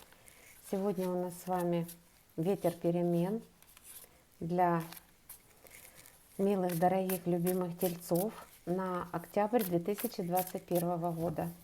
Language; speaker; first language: Russian; native; Russian